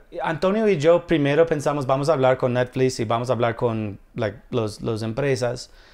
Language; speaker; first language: Spanish; non-native, fluent; English